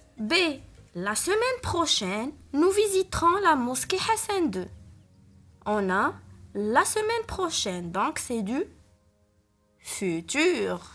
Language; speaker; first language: French; non-native, local second language; Arabic